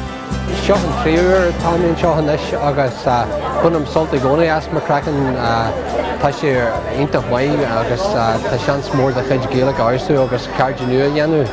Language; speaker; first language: Irish; non-native, local second language; English